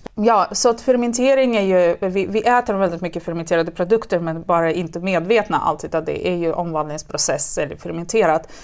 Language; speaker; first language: Swedish; non-native, fluent; Russian